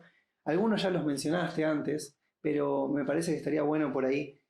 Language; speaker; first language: Spanish; native; Spanish